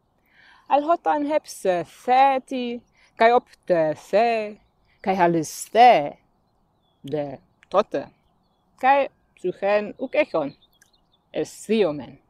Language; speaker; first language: Greek; non-native, fluent; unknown